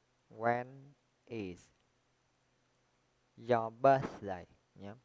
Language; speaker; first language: English; non-native, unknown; Vietnamese